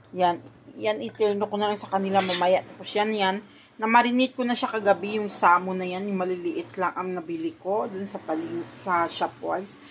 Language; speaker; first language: Filipino; non-native, local second language; Hiligaynon